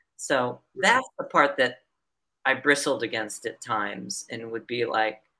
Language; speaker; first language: English; native; English